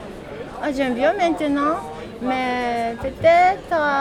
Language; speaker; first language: French; non-native, learner; Japanese